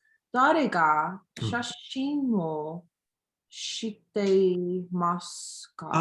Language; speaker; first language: Japanese; non-native, learner; English